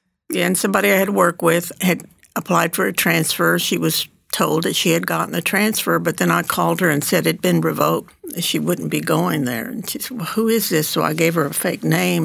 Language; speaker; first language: English; early bilingual, other home language; Spanish